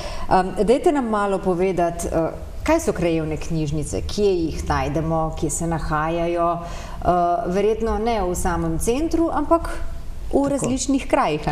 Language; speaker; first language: Slovenian; native; Slovenian